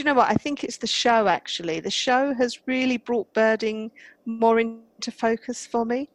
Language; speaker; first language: English; native; English